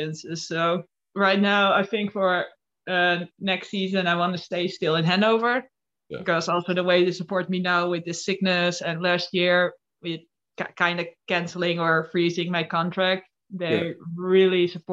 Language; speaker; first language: English; non-native, fluent; Dutch